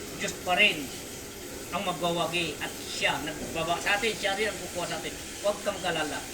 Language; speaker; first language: Filipino; non-native, local second language; Cebuano